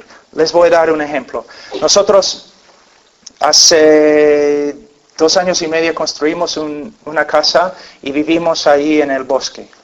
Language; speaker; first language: Spanish; non-native, fluent; English